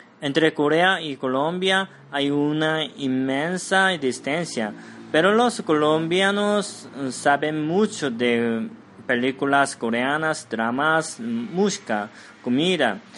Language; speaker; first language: Spanish; non-native, fluent; Korean